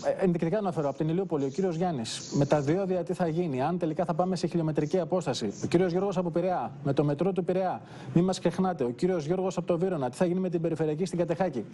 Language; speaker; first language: Greek; native; Greek